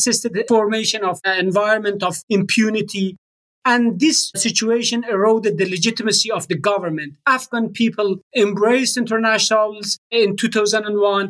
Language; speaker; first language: English; non-native, fluent; Persian